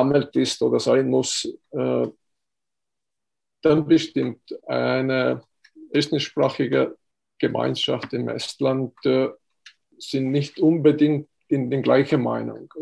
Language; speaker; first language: German; non-native, fluent; Estonian